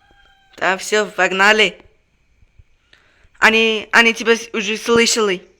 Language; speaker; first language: Russian; non-native, local second language; Uzbek